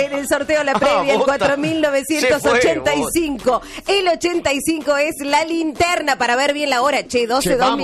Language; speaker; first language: Spanish; native; Spanish